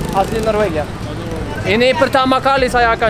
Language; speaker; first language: Indonesian; non-native, fluent; Norwegian